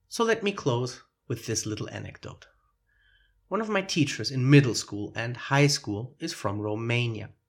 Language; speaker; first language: English; non-native, fluent; German